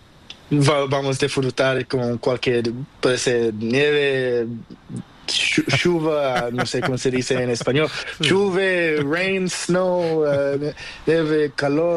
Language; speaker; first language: Spanish; non-native, learner; Portuguese